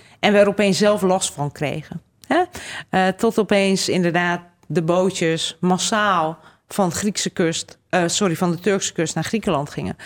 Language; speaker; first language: Dutch; native; Dutch